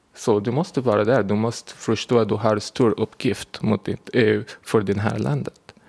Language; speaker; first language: Swedish; non-native, fluent; Arabic